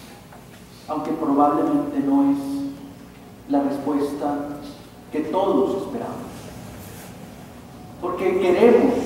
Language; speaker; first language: Spanish; native; Spanish